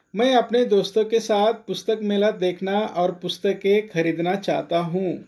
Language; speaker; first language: Hindi; non-native, local second language; Marathi